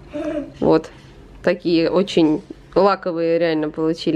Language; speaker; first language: Russian; native; Russian